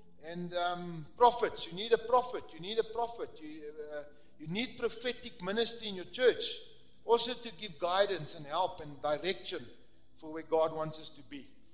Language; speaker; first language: English; non-native, local second language; Afrikaans